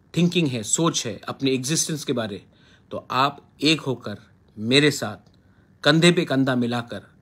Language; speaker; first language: Hindi; non-native, local second language; Kok Borok